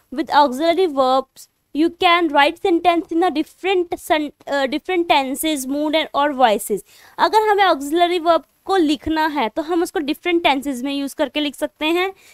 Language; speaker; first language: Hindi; non-native, local second language; Punjabi